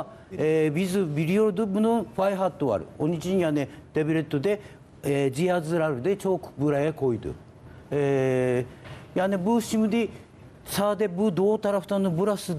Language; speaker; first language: Turkish; non-native, learner; Japanese